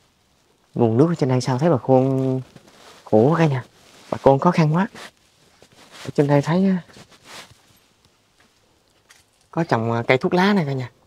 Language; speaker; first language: Vietnamese; native; Vietnamese